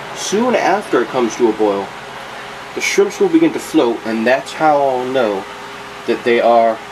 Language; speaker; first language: English; native; English